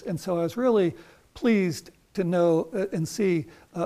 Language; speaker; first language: English; native; English